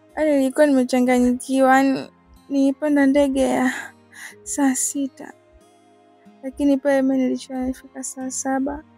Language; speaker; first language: Swahili; native; Swahili